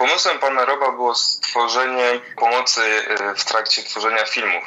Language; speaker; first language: Polish; native; Polish